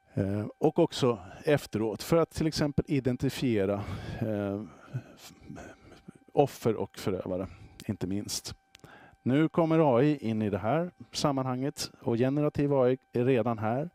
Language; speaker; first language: Swedish; native; Swedish